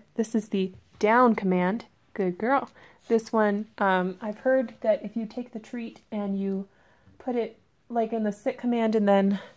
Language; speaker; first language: English; native; English